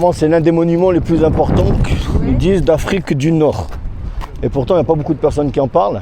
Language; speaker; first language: French; native; French